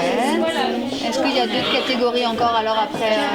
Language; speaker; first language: French; native; French